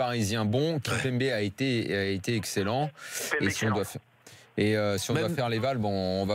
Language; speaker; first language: French; native; French